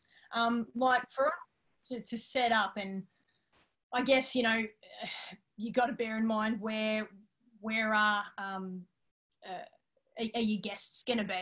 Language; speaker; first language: English; native; English